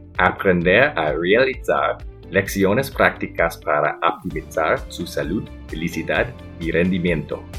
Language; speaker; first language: Spanish; non-native, learner; English